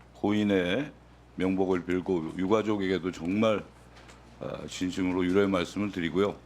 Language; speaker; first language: Korean; native; Korean